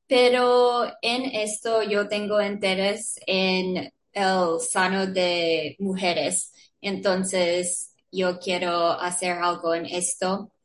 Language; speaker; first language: Spanish; non-native, learner; English